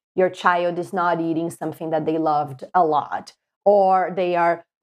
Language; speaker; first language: English; non-native, fluent; Portuguese